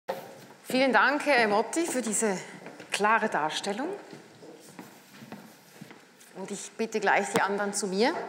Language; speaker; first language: German; native; German